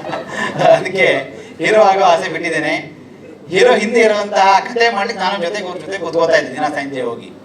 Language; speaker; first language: Kannada; native; Kannada